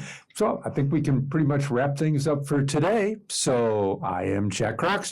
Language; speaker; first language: English; native; English